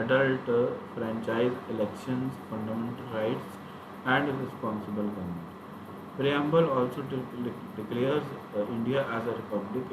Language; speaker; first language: English; non-native, local second language; Punjabi